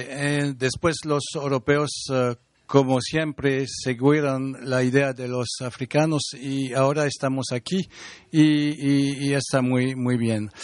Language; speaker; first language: Spanish; non-native, learner; French